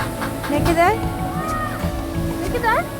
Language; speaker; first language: Turkish; non-native, learner; Hindi